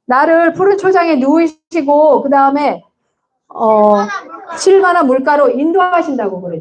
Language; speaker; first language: Korean; native; Korean